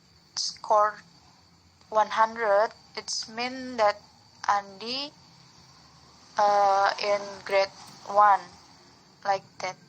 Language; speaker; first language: English; non-native, learner; Indonesian